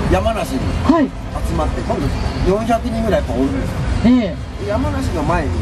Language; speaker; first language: Japanese; native; Japanese